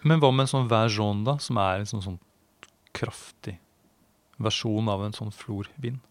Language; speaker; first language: Norwegian; non-native, fluent; Swedish